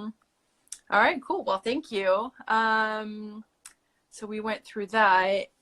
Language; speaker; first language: English; native; English